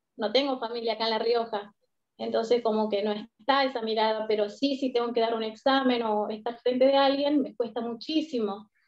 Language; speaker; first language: Spanish; native; Spanish